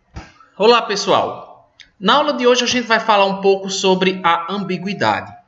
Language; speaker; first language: Portuguese; native; Portuguese